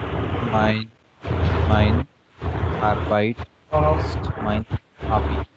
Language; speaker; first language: German; non-native, learner; Hindi